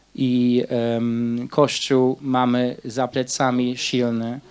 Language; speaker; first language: Polish; non-native, fluent; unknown